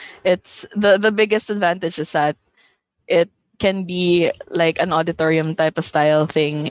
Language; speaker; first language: English; non-native, local second language; Hiligaynon